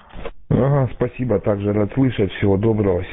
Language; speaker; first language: Russian; native; Russian